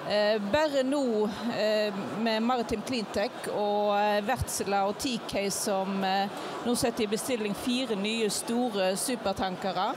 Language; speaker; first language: Norwegian; native; Norwegian